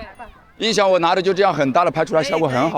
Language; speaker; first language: Chinese; native; Chinese